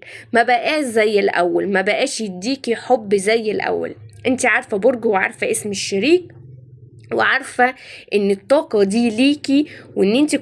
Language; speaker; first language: Arabic; native; Arabic